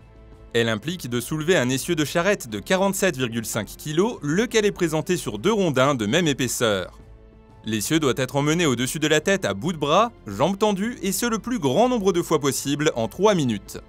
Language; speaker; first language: French; native; French